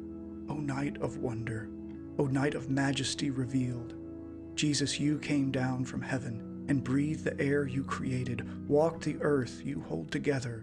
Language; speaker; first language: English; native; English